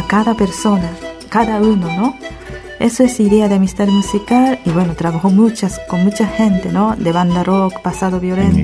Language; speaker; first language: Spanish; early bilingual, other home language; Japanese